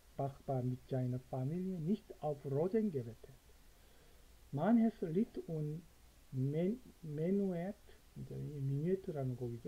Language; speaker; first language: German; non-native, fluent; Korean